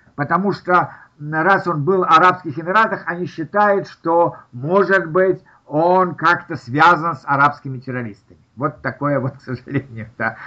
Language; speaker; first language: Russian; native; Russian